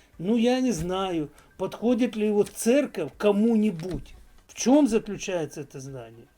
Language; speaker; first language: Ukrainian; non-native, local second language; Russian